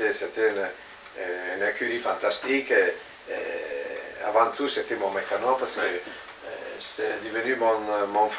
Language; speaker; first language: French; non-native, fluent; Italian